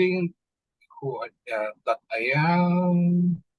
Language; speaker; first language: English; non-native, learner; Spanish